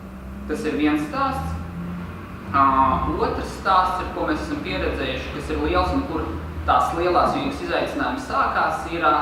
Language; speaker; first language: Latvian; native; Latvian